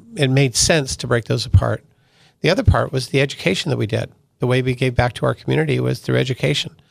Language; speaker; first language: English; early bilingual, other home language; Italian